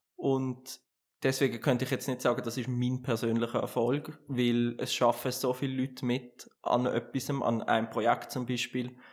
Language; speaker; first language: German; native; German